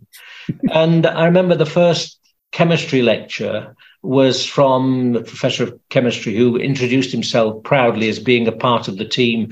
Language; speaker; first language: English; native; English